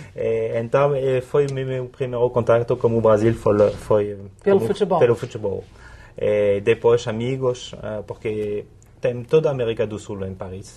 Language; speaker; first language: Portuguese; non-native, fluent; French